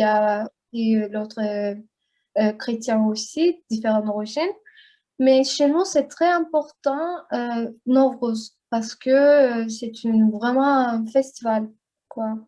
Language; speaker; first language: French; non-native, learner; Azerbaijani